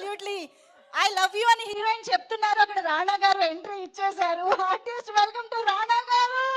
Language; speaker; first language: Telugu; native; Telugu